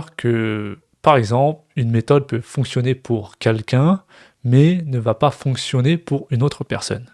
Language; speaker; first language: French; native; French